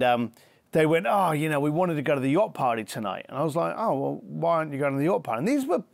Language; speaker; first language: English; native; English